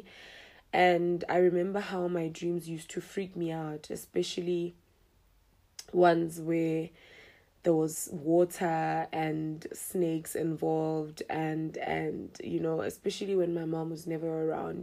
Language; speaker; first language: English; non-native, local second language; Tswana